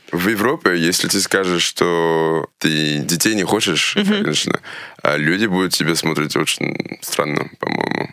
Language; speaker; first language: Russian; early bilingual, heritage; Russian